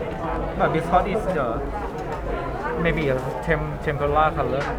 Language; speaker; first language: English; non-native, learner; Thai